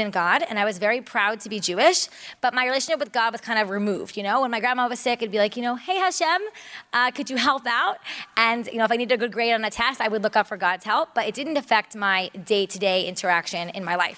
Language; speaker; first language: English; native; English